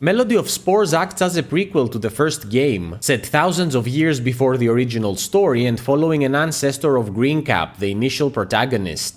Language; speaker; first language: English; native; English